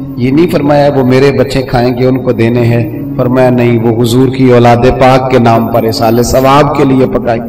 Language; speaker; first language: Urdu; non-native, local second language; Punjabi